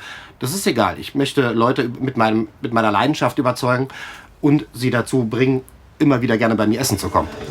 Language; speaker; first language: German; native; German